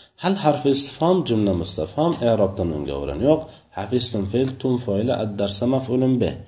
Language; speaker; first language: Arabic; non-native, fluent; Uzbek